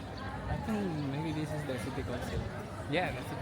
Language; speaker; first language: English; non-native, fluent; Spanish